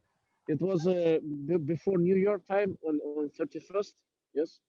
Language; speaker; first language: English; non-native, learner; Russian